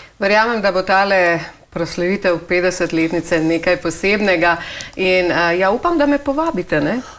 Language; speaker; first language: Slovenian; native; Slovenian